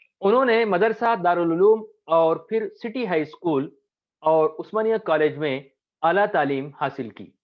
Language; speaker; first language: Urdu; native; Urdu